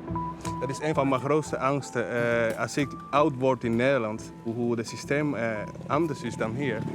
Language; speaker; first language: Dutch; early bilingual, other home language; Spanish